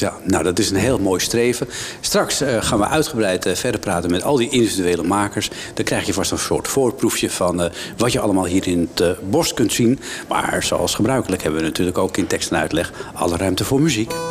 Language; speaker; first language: Dutch; native; Dutch